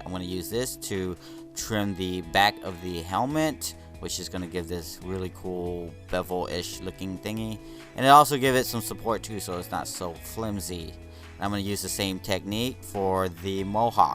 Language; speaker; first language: English; native; English